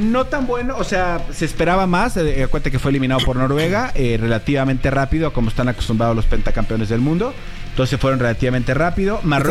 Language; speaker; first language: Spanish; native; Spanish